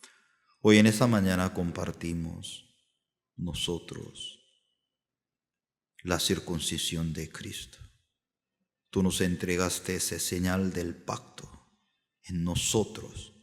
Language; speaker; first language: Spanish; non-native, learner; Korean